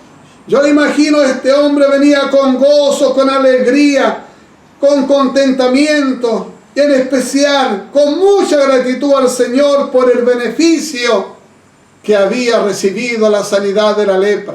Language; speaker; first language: Spanish; native; Spanish